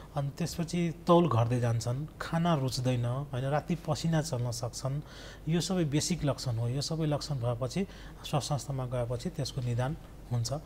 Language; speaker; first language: Nepali; non-native, local second language; Maithili